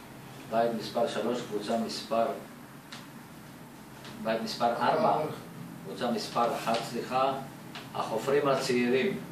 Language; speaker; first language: Hebrew; native; Hebrew